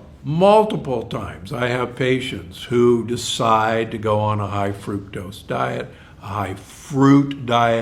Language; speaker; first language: English; native; English